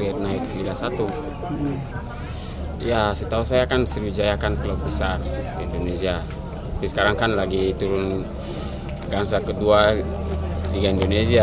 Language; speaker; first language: Indonesian; non-native, fluent; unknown